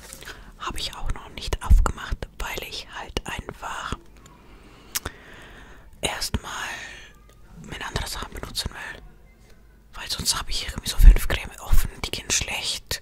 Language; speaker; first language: German; non-native, fluent; Estonian